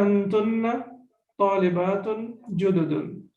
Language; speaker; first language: Arabic; non-native, fluent; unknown